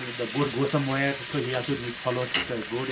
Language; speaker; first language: English; non-native, learner; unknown